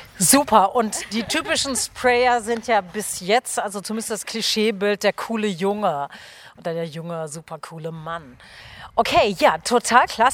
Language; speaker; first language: German; native; German